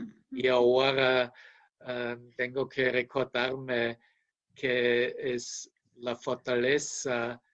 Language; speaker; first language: Spanish; non-native, fluent; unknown